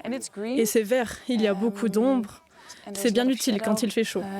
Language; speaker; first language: French; non-native, fluent; Dutch